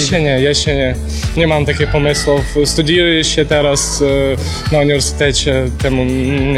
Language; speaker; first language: Polish; non-native, learner; Ukrainian